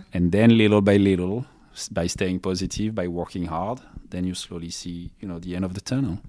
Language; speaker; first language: English; non-native, fluent; French